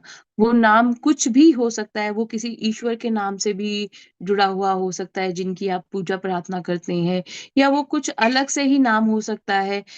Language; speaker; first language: Hindi; native; Hindi